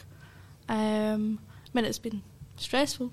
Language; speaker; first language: English; native; English